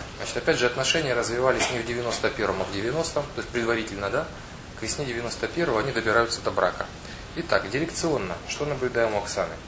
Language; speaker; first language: Russian; non-native, local second language; Ukrainian